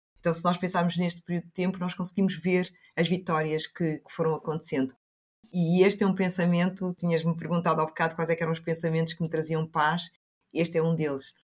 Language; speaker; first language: Portuguese; early bilingual, other home language; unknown